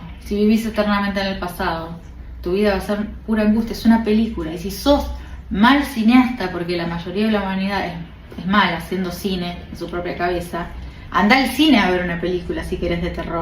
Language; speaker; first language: Spanish; native; Spanish